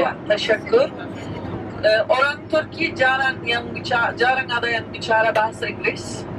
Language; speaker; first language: Indonesian; non-native, fluent; Turkish